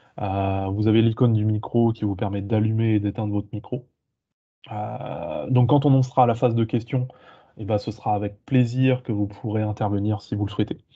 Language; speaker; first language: French; native; French